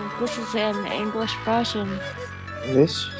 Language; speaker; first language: English; non-native, learner; Japanese